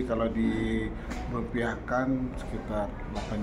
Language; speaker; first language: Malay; non-native, local second language; Sasak